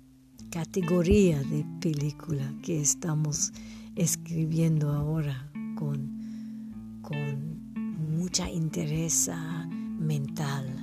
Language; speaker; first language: Spanish; non-native, learner; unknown